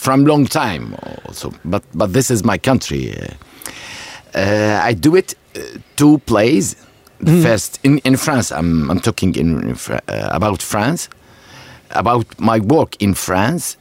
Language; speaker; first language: English; non-native, learner; Arabic